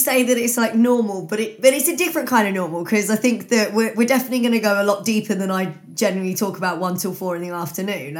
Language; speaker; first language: English; native; English